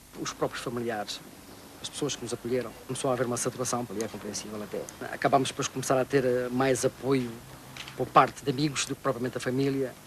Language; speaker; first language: Portuguese; native; Portuguese